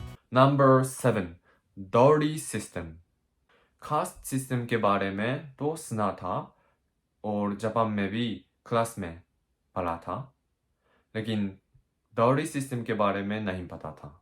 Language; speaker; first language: Hindi; non-native, learner; Japanese